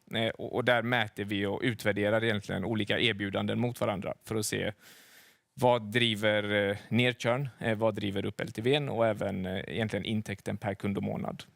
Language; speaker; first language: Swedish; native; Swedish